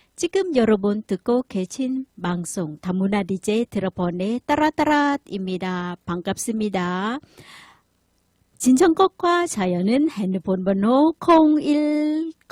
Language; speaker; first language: Korean; non-native, learner; Thai